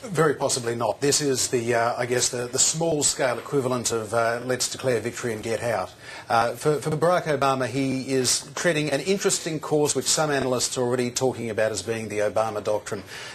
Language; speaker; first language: English; native; English